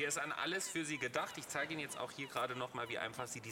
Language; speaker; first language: German; native; German